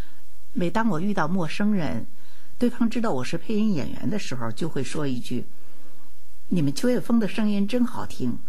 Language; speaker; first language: Chinese; native; Chinese